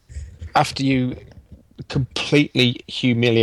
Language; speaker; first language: English; native; English